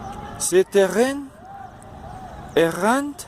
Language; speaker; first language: French; non-native, learner; Spanish